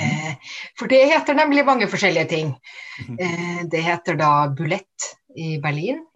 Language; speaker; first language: Norwegian; native; Norwegian